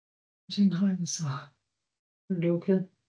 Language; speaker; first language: Danish; non-native, local second language; Kalaallisut